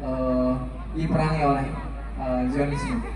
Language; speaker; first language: Indonesian; native; Indonesian